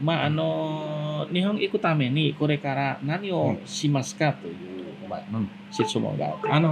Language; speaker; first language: Japanese; non-native, fluent; Indonesian